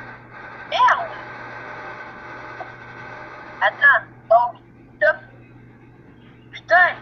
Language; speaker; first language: French; native; French